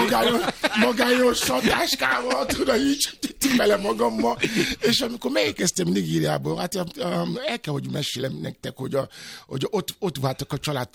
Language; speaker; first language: Hungarian; non-native, fluent; Yoruba